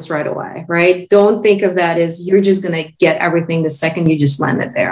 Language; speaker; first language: English; non-native, fluent; Russian